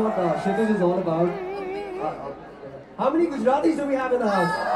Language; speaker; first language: English; non-native, local second language; Hindi